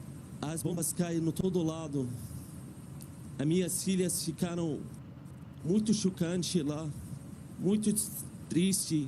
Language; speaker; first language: Portuguese; non-native, fluent; Arabic